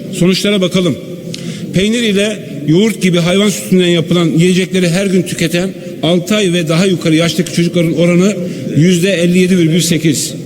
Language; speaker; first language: Turkish; native; Turkish